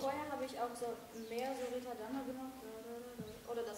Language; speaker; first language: German; non-native, learner; Armenian